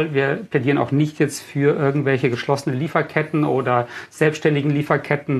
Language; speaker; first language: German; native; German